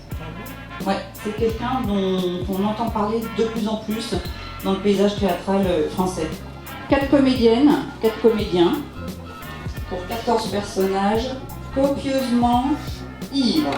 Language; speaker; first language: French; native; French